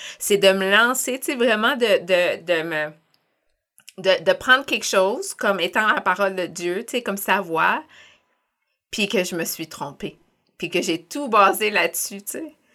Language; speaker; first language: French; native; French